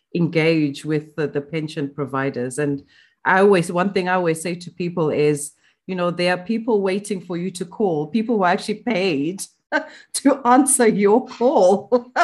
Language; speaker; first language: English; non-native, local second language; Shona